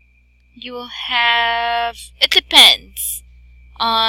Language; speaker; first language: English; non-native, fluent; Filipino